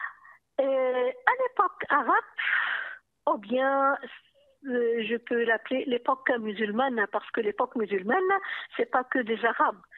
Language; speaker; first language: French; non-native, fluent; Arabic